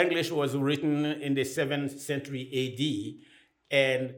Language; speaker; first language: English; non-native, fluent; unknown